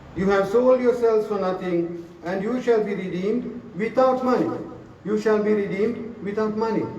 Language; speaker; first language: English; non-native, local second language; Sinhala